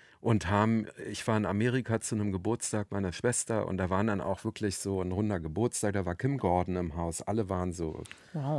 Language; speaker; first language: German; native; German